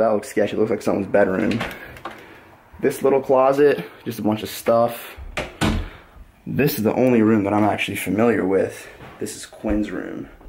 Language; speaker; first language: English; early bilingual, other home language; Russian